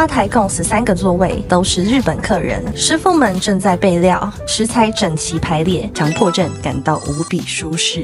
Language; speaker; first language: Chinese; native; Chinese